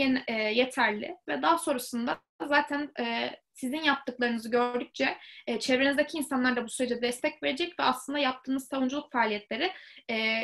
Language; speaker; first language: Turkish; native; Turkish